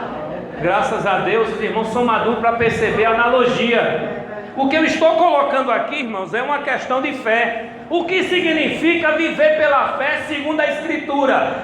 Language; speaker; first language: Portuguese; native; Portuguese